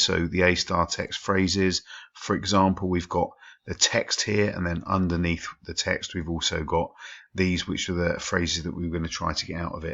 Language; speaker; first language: English; native; English